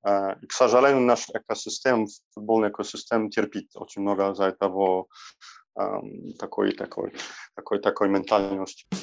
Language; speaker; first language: Russian; non-native, learner; Polish